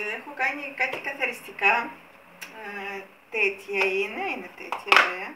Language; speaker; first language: Greek; non-native, fluent; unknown